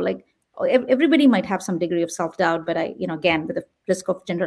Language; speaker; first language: English; non-native, local second language; Tamil